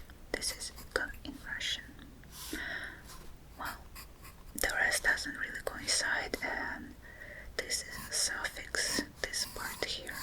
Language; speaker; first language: English; non-native, fluent; Russian